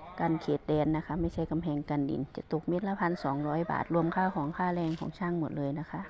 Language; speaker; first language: Thai; native; Thai